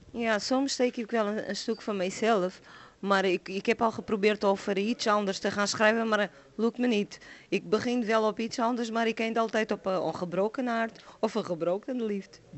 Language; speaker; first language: Dutch; non-native, fluent; Portuguese